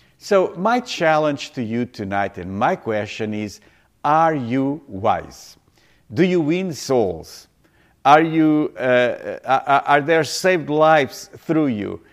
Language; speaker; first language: English; non-native, fluent; Portuguese